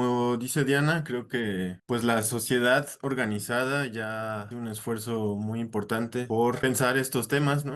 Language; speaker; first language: Spanish; native; Spanish